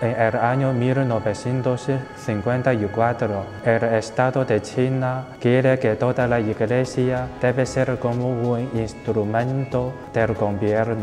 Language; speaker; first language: Spanish; non-native, local second language; Chinese